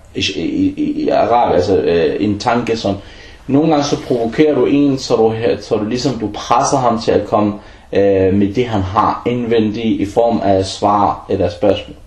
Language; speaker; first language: Danish; early bilingual, other home language; Arabic